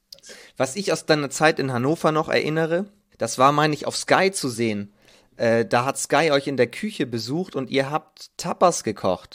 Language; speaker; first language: German; native; German